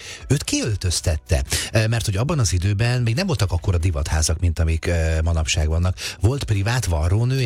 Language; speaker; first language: Hungarian; native; Hungarian